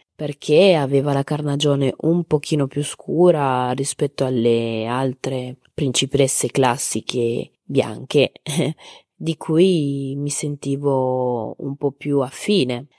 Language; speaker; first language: Italian; native; Italian